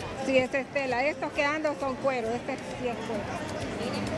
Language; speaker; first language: Spanish; native; Spanish